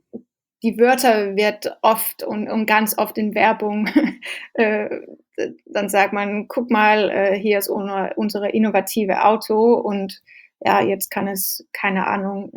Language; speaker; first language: German; non-native, fluent; Danish